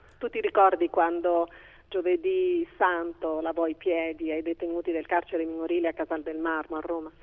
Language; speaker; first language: Italian; native; Italian